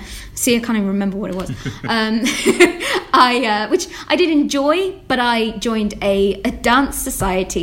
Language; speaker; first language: English; native; English